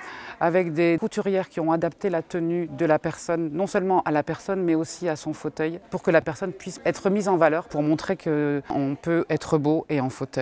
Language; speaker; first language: French; native; French